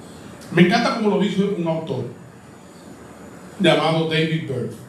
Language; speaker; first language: Spanish; native; Spanish